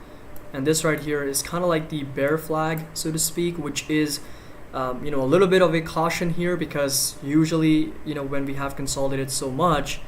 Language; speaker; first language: English; native; English